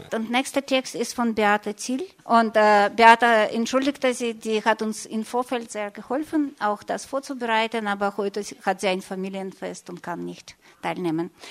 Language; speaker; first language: German; non-native, fluent; Russian